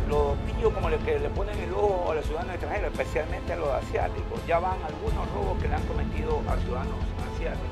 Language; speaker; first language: Spanish; native; Spanish